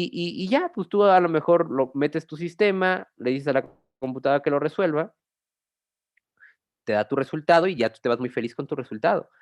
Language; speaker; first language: Spanish; native; Spanish